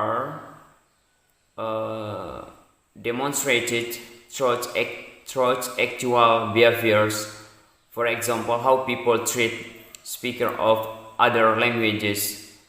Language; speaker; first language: English; non-native, learner; Indonesian